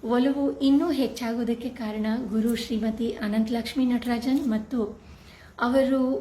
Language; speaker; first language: Kannada; native; Kannada